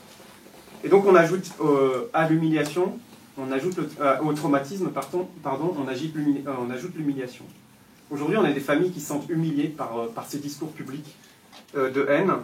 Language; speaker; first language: French; native; French